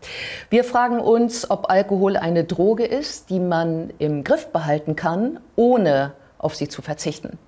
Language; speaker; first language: German; native; German